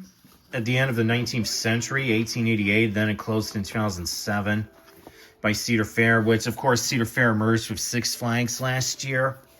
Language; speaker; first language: English; native; English